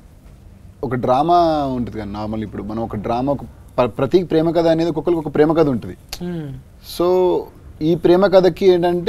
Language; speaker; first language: Telugu; native; Telugu